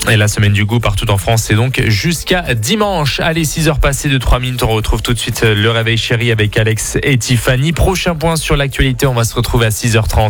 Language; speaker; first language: French; native; French